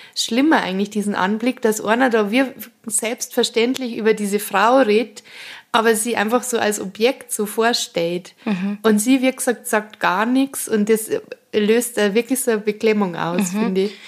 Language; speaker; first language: German; native; German